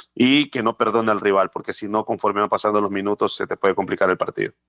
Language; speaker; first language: Spanish; native; Spanish